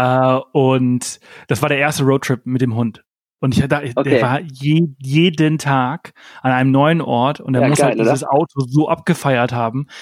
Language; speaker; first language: German; native; German